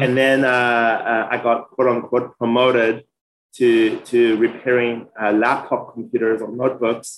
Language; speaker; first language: English; early bilingual, other home language; Chinese